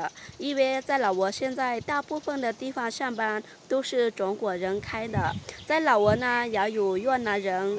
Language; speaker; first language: Chinese; non-native, fluent; Lao